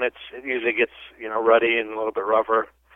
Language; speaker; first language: English; native; English